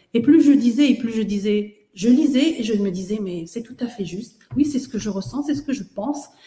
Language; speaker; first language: French; native; French